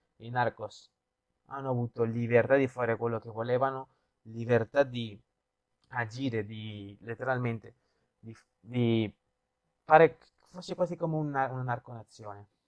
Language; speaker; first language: Italian; non-native, fluent; Spanish